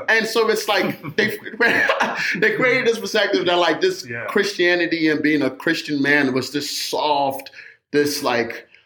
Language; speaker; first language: English; native; English